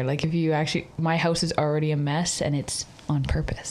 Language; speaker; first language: English; native; English